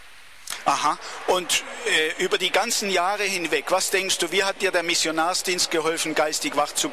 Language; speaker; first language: German; native; German